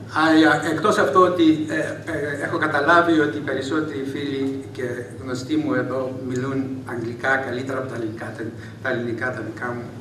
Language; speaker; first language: Greek; early bilingual, heritage; Greek